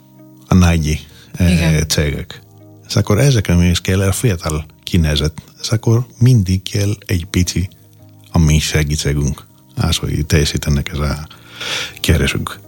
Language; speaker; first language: Hungarian; non-native, fluent; Greek